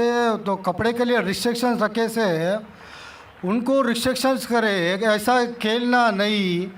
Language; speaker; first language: Hindi; non-native, local second language; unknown